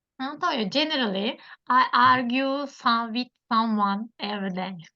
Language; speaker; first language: English; non-native, learner; Turkish